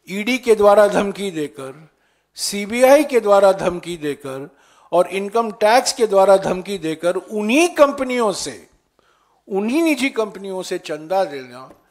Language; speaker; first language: Hindi; native; Hindi